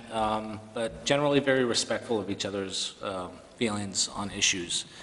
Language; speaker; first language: English; native; English